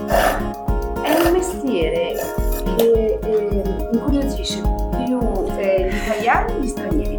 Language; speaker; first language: Italian; native; Italian